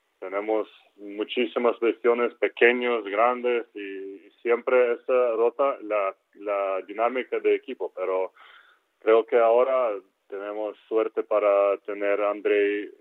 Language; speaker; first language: Spanish; non-native, learner; Ukrainian